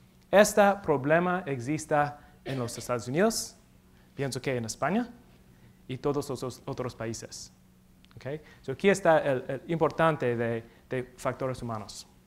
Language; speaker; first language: Spanish; non-native, learner; English